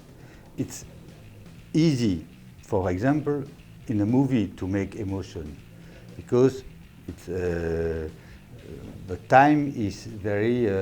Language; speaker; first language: English; non-native, learner; French